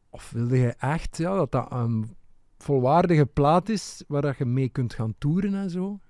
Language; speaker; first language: Dutch; native; Dutch